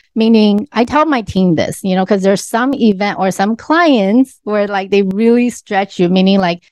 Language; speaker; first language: English; early bilingual, other home language; Chinese